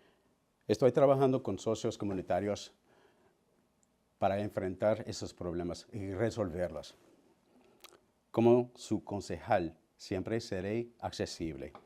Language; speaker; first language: Spanish; early bilingual, heritage; Spanish